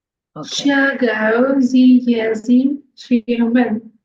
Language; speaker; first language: Chinese; non-native, learner; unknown